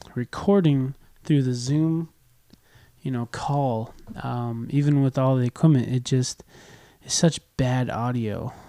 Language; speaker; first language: English; native; English